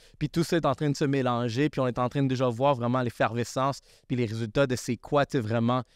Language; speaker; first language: French; early bilingual, other home language; Spanish